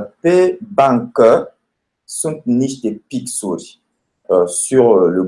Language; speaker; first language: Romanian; non-native, fluent; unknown